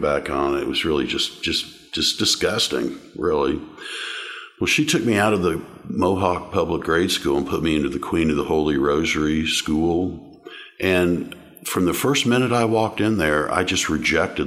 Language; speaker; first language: English; native; English